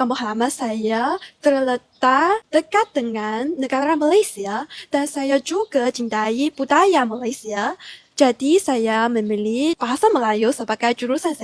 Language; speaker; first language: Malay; non-native, learner; Chinese